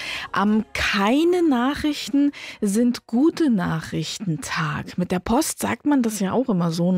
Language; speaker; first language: German; native; German